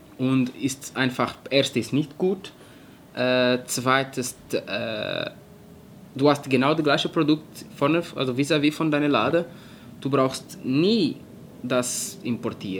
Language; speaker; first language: German; non-native, fluent; Portuguese